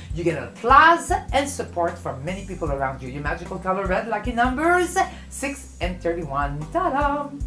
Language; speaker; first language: English; non-native, fluent; French